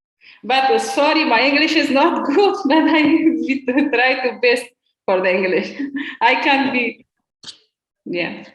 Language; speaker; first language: English; non-native, learner; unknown